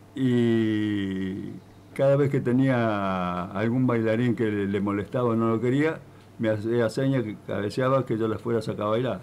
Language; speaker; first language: Spanish; native; Spanish